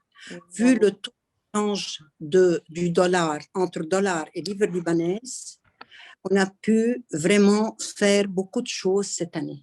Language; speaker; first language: French; non-native, local second language; Arabic